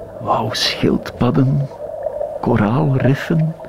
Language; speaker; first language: Dutch; native; Dutch